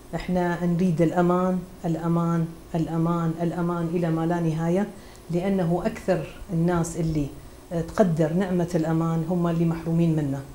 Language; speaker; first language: Arabic; native; Arabic